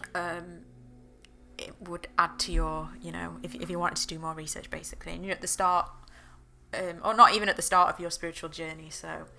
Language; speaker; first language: English; native; English